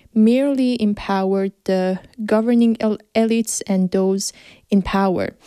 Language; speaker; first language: English; non-native, fluent; Persian